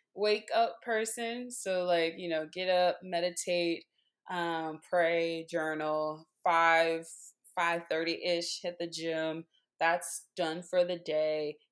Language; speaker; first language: English; native; English